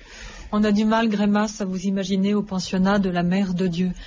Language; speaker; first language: French; native; French